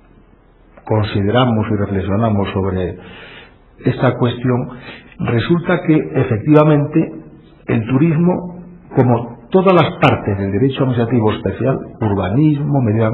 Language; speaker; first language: Spanish; native; Spanish